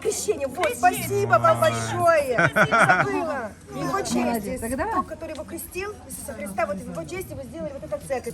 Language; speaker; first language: Russian; non-native, fluent; Turkish